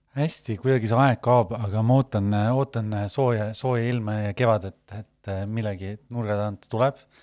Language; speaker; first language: Estonian; native; Estonian